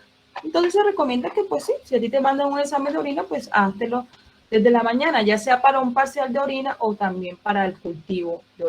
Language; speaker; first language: Spanish; native; Spanish